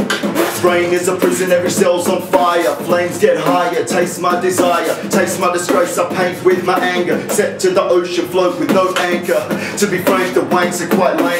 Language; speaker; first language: English; native; English